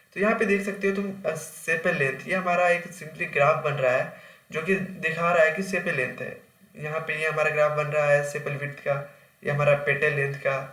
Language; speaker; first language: Hindi; native; Hindi